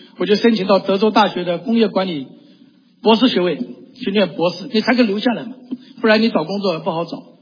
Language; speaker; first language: Chinese; native; Chinese